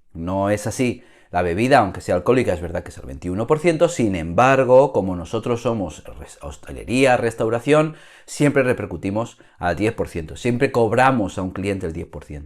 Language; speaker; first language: Spanish; native; Spanish